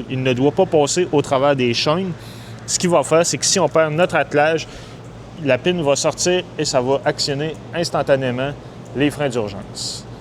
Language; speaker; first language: French; native; French